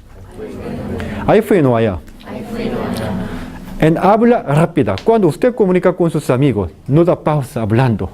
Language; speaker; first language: Spanish; non-native, fluent; Korean